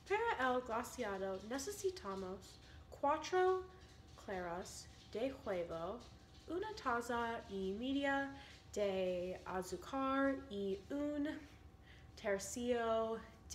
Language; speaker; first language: Spanish; non-native, learner; English